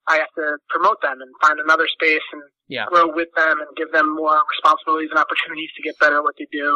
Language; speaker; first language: English; native; English